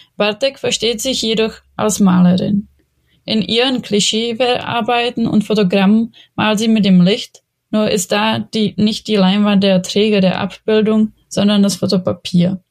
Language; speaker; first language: German; non-native, fluent; Czech